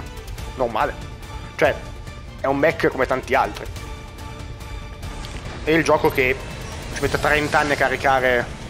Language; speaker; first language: Italian; native; Italian